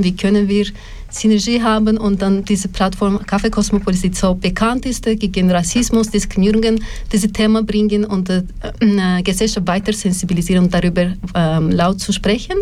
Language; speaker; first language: German; non-native, learner; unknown